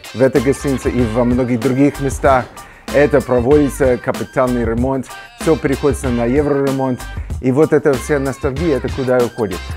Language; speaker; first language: Russian; non-native, fluent; English